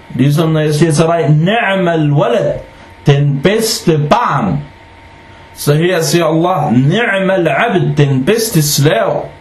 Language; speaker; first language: Danish; non-native, fluent; Arabic